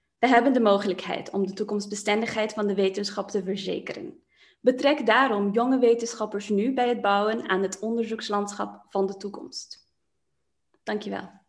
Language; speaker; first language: Dutch; non-native, local second language; Papiamento